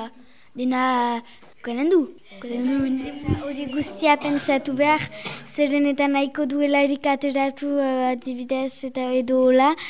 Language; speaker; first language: Basque; non-native, local second language; French